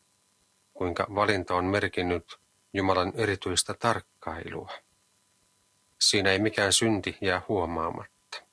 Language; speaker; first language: Finnish; native; Finnish